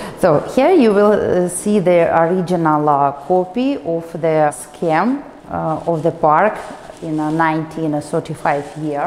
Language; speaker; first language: English; non-native, fluent; Russian